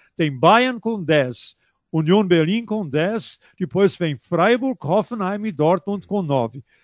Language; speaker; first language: Portuguese; early bilingual, other home language; German